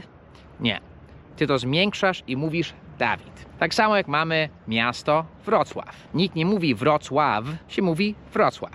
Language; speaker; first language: Polish; non-native, fluent; English